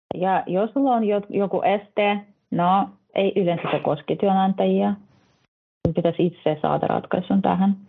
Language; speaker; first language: Finnish; non-native, fluent; Russian